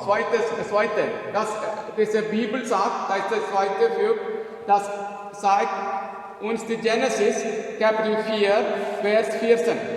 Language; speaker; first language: German; non-native, learner; Malayalam